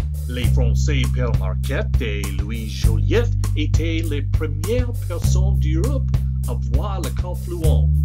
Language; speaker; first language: French; non-native, learner; English